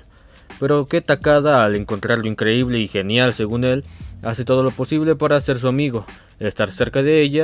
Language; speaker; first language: Spanish; native; Spanish